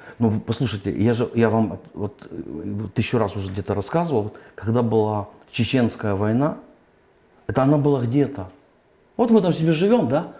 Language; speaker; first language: Russian; native; Russian